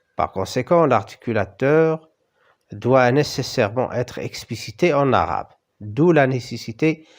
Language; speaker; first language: French; non-native, local second language; Arabic